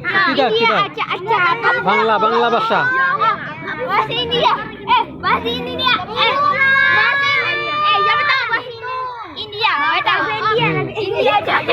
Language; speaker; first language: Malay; non-native, learner; Bangla